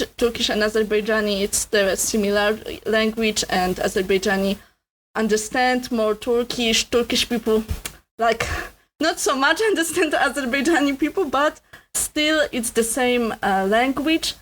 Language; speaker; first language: English; non-native, learner; Polish